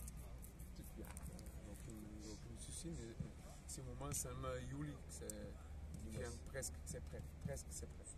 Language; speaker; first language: French; non-native, fluent; Portuguese